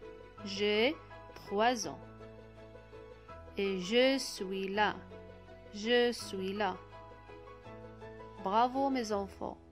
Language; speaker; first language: French; non-native, local second language; Arabic